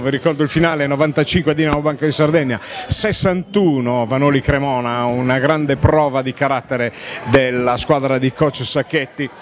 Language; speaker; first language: Italian; native; Italian